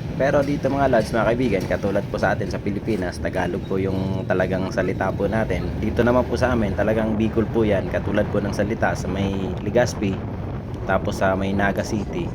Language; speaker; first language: Filipino; non-native, local second language; Bikol